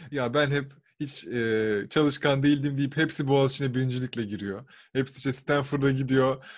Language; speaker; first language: Turkish; native; Turkish